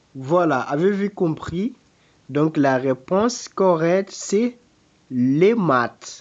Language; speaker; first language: French; non-native, fluent; Portuguese